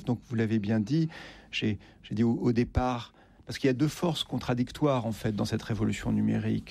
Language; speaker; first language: French; native; French